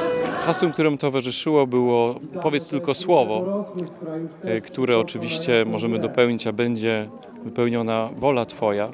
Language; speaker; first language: Polish; native; Polish